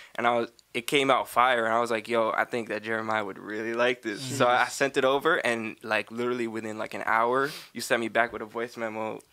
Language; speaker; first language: English; native; English